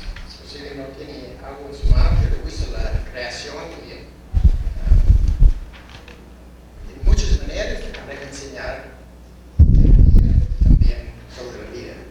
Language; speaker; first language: Spanish; non-native, fluent; English